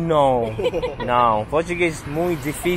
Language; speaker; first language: Portuguese; non-native, learner; English